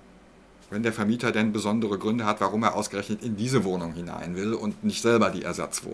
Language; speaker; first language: German; native; German